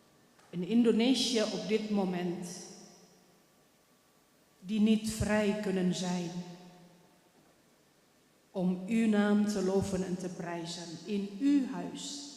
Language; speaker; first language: Dutch; non-native, fluent; Indonesian